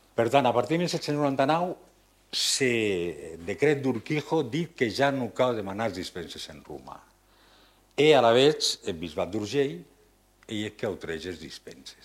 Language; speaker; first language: Catalan; non-native, local second language; Occitan